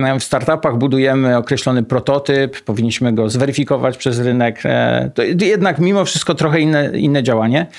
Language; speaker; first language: Polish; native; Polish